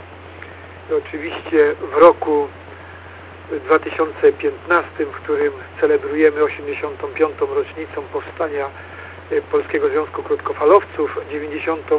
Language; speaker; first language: Polish; native; Polish